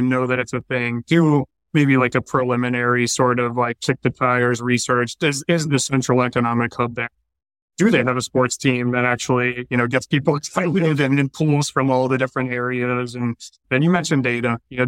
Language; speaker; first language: English; native; English